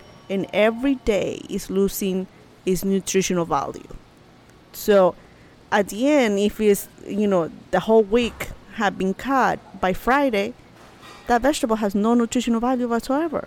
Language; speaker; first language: English; non-native, fluent; Spanish